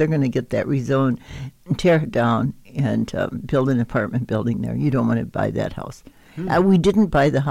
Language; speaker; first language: English; native; English